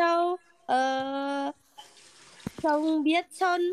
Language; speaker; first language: Vietnamese; non-native, learner; Indonesian